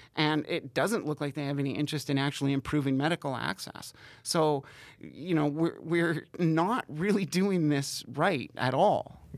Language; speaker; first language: English; native; English